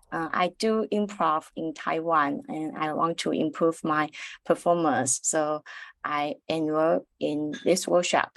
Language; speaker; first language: English; non-native, learner; Chinese